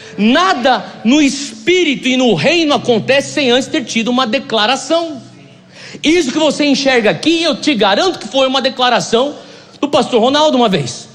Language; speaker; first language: Portuguese; native; Portuguese